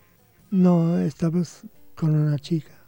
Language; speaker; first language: Spanish; non-native, learner; English